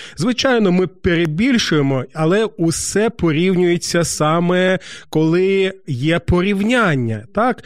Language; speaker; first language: Ukrainian; native; Ukrainian